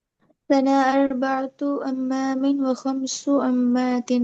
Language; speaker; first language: Arabic; non-native, learner; Bangla